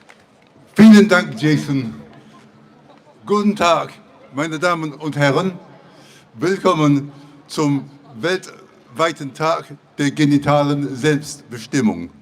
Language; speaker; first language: German; non-native, fluent; English